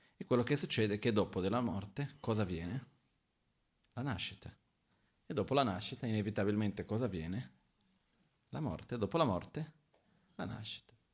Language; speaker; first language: Italian; non-native, fluent; Portuguese